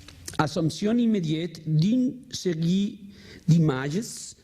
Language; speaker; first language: French; non-native, learner; Spanish